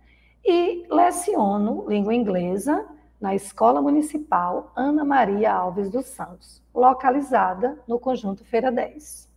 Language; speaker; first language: Portuguese; native; Portuguese